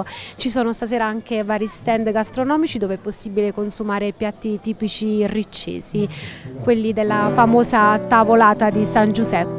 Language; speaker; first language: Italian; native; Italian